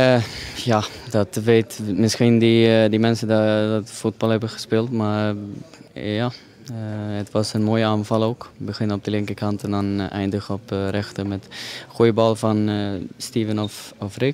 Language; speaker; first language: Dutch; non-native, fluent; Swedish